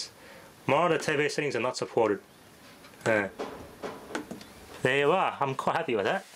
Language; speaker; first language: English; native; English